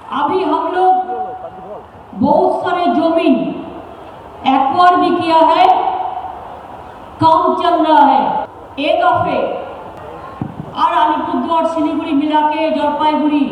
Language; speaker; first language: Hindi; non-native, local second language; Bangla